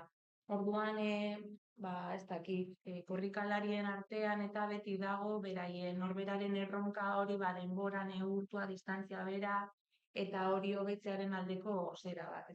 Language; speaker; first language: Basque; native; Basque